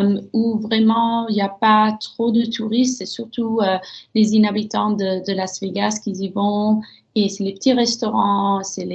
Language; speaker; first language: French; early bilingual, heritage; French